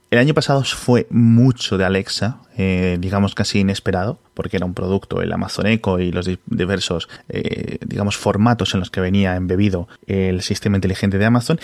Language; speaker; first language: Spanish; native; Spanish